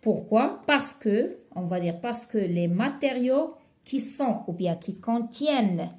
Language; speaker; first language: French; non-native, local second language; Arabic